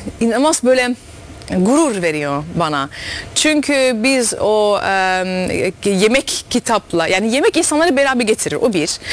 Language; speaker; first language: Turkish; early bilingual, heritage; Turkish